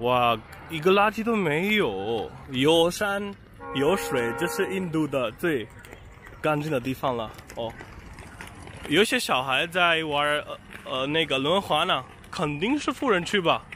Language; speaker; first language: Chinese; non-native, fluent; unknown